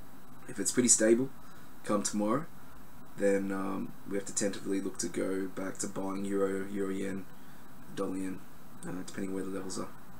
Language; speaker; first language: English; native; English